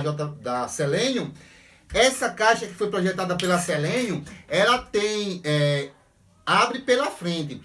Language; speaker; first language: Portuguese; native; Portuguese